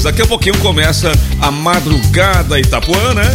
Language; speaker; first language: Portuguese; native; Portuguese